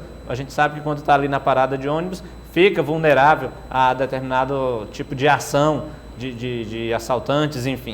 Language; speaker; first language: Portuguese; native; Portuguese